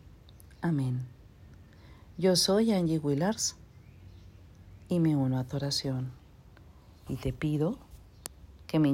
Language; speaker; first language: Spanish; native; Spanish